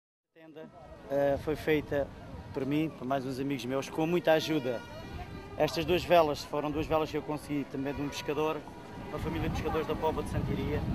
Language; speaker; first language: Portuguese; native; Portuguese